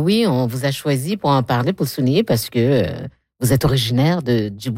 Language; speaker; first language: French; native; French